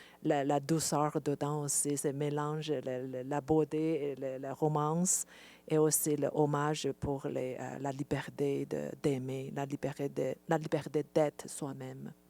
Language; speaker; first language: French; non-native, fluent; Chinese